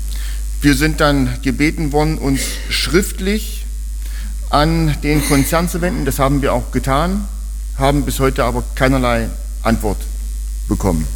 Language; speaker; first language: German; native; German